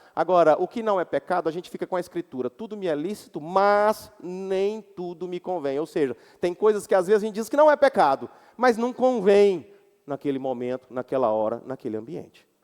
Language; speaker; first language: Portuguese; native; Portuguese